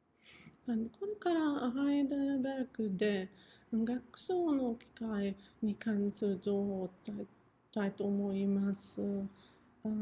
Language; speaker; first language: Japanese; non-native, fluent; German